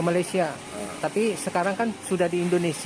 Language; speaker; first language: Indonesian; native; Indonesian